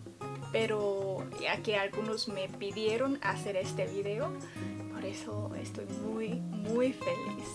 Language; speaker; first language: Spanish; non-native, fluent; Korean